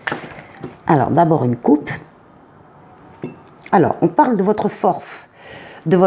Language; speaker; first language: French; native; French